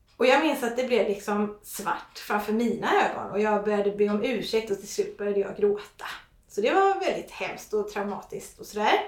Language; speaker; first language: Swedish; non-native, fluent; English